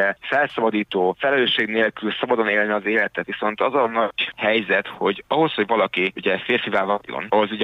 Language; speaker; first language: Hungarian; native; Hungarian